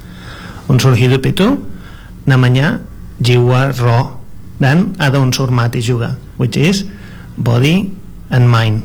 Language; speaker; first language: Indonesian; non-native, learner; Spanish